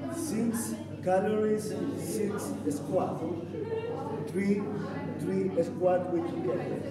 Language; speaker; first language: English; non-native, learner; Spanish